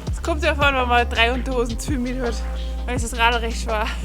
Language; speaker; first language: German; native; German